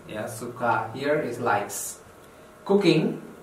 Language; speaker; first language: English; non-native, fluent; Indonesian